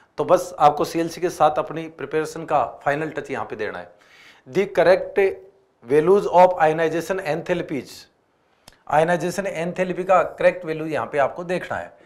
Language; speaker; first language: Hindi; native; Hindi